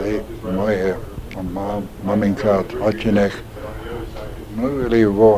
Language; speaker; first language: Czech; early bilingual, heritage; Czech